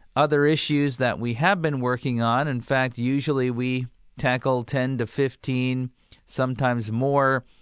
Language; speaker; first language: English; native; English